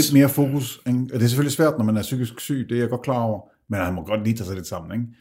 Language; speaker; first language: Danish; native; Danish